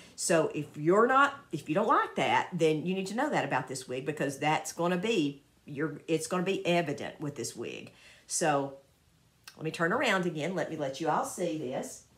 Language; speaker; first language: English; native; English